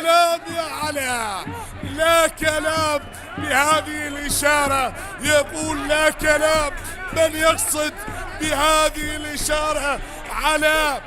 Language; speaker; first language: Arabic; native; Arabic